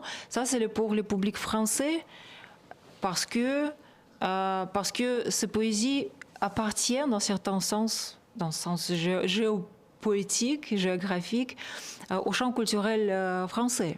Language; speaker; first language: French; non-native, fluent; Russian